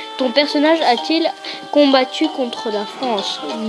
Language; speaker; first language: French; early bilingual, other home language; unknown